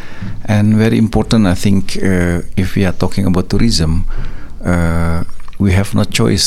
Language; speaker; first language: English; non-native, learner; Indonesian